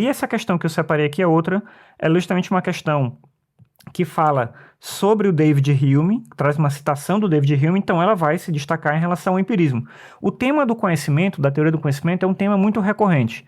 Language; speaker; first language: Portuguese; native; Portuguese